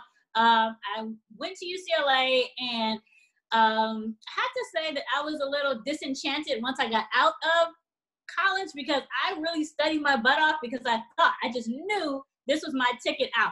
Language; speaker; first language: English; native; English